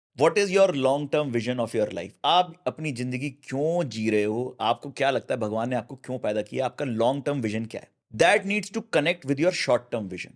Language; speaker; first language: Hindi; native; Hindi